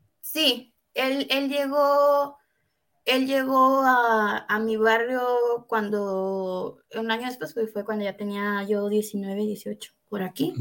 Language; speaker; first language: Spanish; native; Spanish